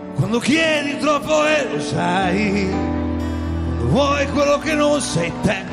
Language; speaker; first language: Italian; non-native, fluent; Albanian